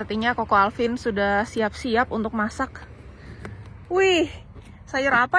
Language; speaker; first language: Indonesian; native; Indonesian